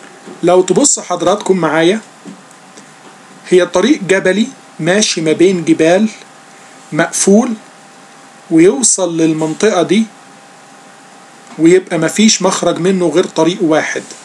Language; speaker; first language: Arabic; native; Arabic